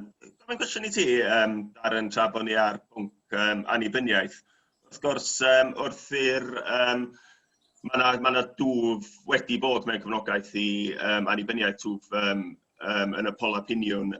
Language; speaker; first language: Welsh; native; Welsh